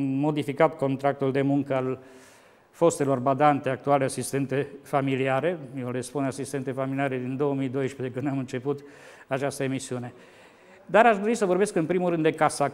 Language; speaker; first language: Romanian; native; Romanian